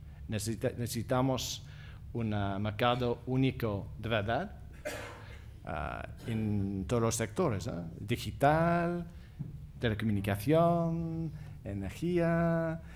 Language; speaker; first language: Spanish; non-native, fluent; English